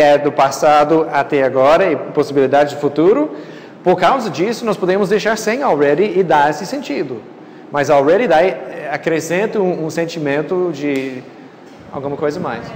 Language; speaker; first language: Portuguese; non-native, fluent; English